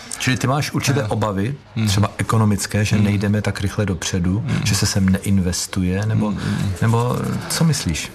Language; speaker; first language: Czech; native; Czech